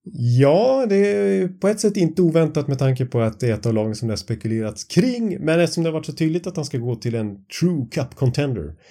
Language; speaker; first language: Swedish; native; Swedish